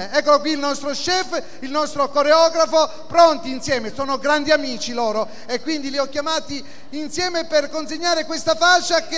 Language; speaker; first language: Italian; native; Italian